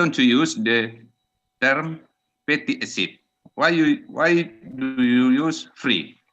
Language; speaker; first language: English; non-native, fluent; Indonesian